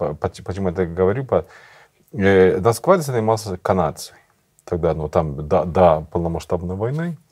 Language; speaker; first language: Russian; non-native, learner; Swedish